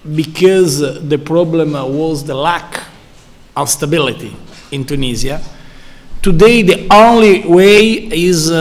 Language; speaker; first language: English; non-native, learner; Italian